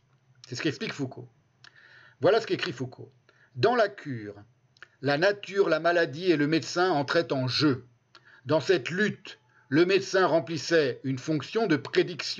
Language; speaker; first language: French; native; French